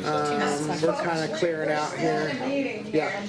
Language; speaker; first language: English; native; English